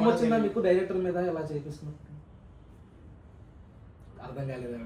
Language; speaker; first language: Telugu; native; Telugu